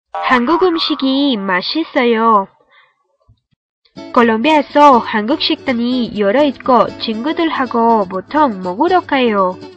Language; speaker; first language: Korean; non-native, learner; Spanish